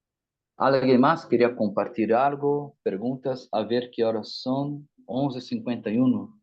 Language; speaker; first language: Spanish; non-native, fluent; Portuguese